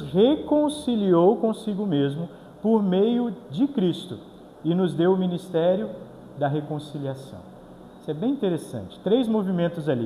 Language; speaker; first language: Portuguese; native; Portuguese